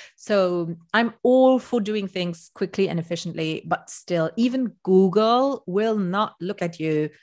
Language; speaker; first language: English; non-native, fluent; Luxembourgish